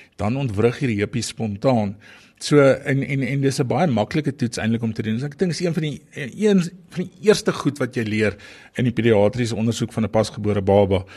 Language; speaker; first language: Afrikaans; native; Afrikaans